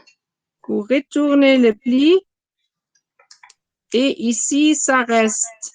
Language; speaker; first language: French; non-native, fluent; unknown